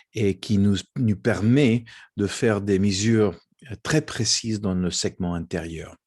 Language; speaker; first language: French; non-native, fluent; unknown